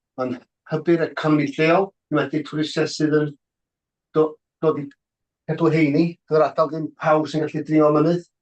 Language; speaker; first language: Welsh; native; Welsh